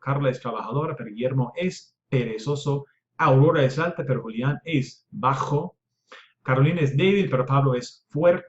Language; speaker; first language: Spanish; non-native, fluent; English